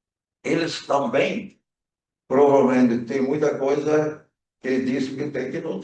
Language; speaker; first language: Portuguese; early bilingual, other home language; German